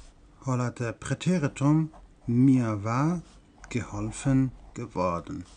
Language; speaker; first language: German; non-native, fluent; Persian